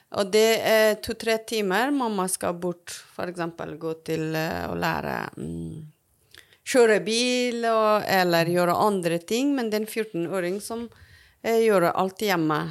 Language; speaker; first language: Norwegian; non-native, learner; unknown